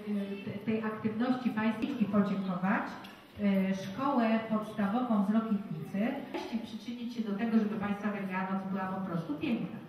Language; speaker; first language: Polish; native; Polish